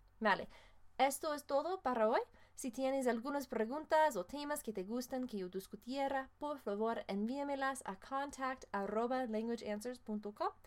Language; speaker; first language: Spanish; non-native, fluent; English